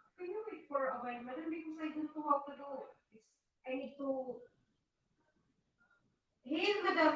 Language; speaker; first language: English; non-native, local second language; Filipino